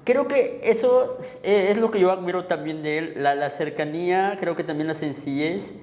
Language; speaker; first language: Spanish; native; Spanish